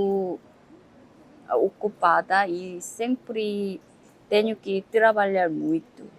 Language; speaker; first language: Portuguese; non-native, learner; Korean